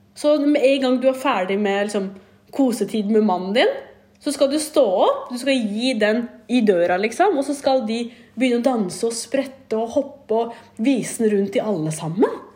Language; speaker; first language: Norwegian; early bilingual, other home language; Kurdish